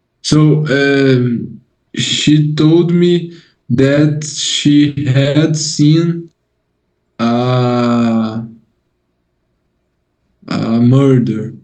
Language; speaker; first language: English; non-native, learner; Portuguese